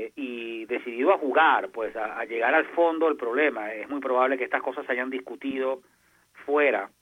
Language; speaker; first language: Spanish; native; Spanish